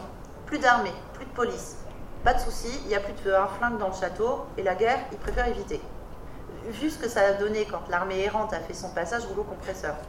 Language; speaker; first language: French; native; French